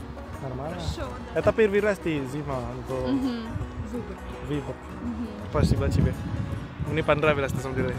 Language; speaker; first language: Russian; non-native, learner; Indonesian